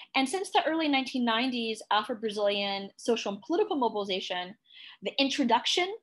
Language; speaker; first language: English; native; English